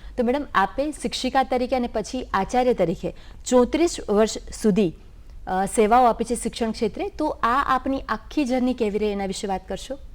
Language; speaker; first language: Gujarati; native; Gujarati